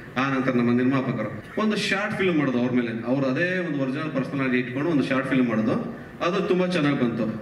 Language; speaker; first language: Kannada; native; Kannada